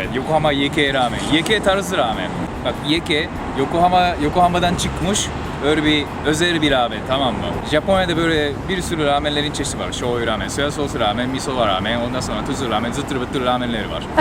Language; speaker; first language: Turkish; non-native, fluent; Japanese